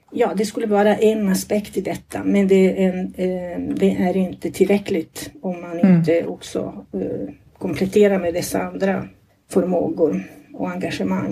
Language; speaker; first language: Swedish; non-native, fluent; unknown